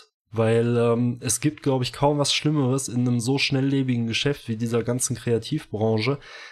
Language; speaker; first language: German; native; German